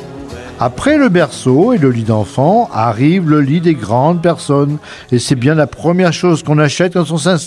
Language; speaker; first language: French; native; French